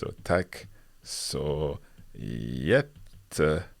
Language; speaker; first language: Swedish; non-native, learner; English